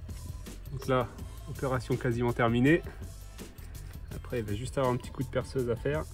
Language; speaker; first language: French; native; French